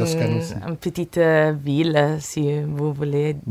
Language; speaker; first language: French; non-native, learner; Italian